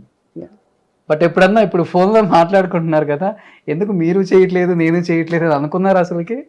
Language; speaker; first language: Telugu; native; Telugu